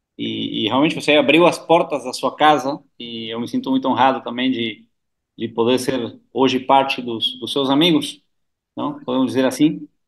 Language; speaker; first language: Portuguese; non-native, fluent; Spanish